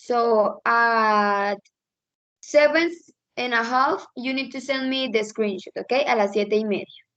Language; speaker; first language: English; non-native, fluent; Spanish